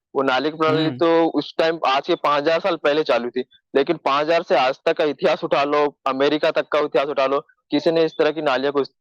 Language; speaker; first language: Hindi; native; Hindi